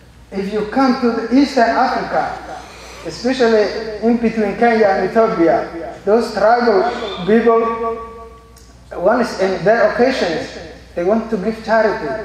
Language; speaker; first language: English; non-native, fluent; Somali